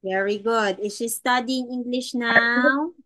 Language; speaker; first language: English; non-native, local second language; Filipino